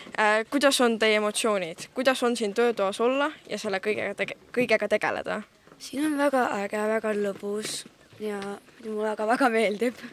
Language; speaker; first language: Estonian; native; Estonian